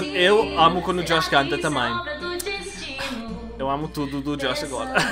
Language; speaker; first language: Portuguese; early bilingual, heritage; Portuguese